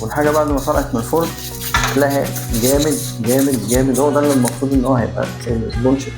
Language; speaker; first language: Arabic; native; Arabic